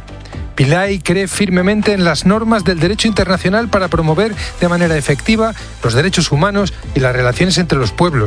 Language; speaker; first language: Spanish; native; Spanish